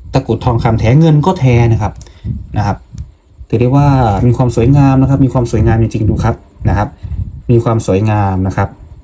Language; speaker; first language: Thai; non-native, local second language; Lao